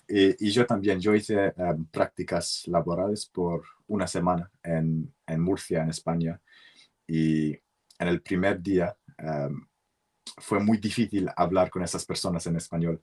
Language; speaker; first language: Spanish; non-native, learner; English